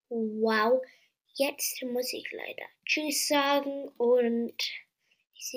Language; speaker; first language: German; non-native, learner; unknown